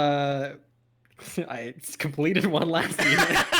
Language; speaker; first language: English; native; English